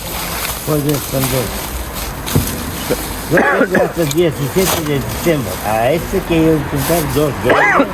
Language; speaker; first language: Spanish; non-native, learner; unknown